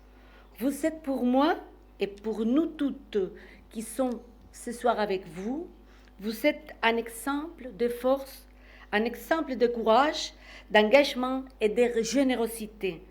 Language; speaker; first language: French; non-native, fluent; Spanish